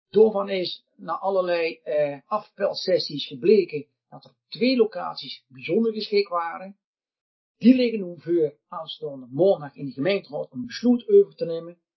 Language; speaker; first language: Dutch; native; Dutch